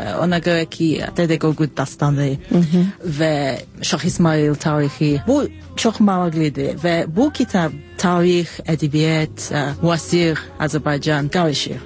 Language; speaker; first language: Azerbaijani; non-native, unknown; English